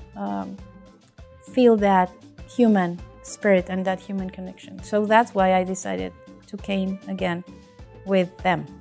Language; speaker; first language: English; non-native, fluent; Spanish